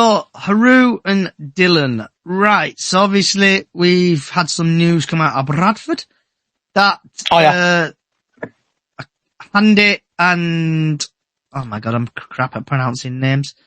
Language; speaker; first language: English; native; English